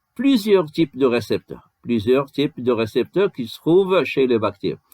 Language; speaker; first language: French; non-native, local second language; Arabic